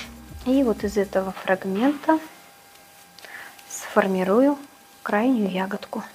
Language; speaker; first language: Russian; native; Russian